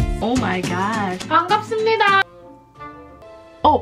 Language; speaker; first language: Korean; non-native, fluent; English